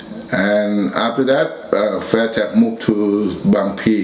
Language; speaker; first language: English; non-native, learner; Thai